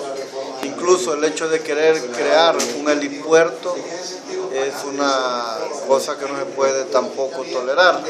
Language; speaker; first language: Spanish; native; Spanish